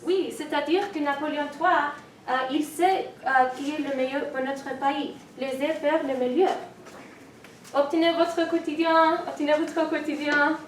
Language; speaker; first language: French; non-native, learner; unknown